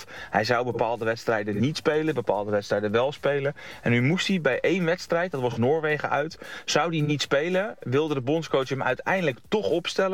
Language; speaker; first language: Dutch; native; Dutch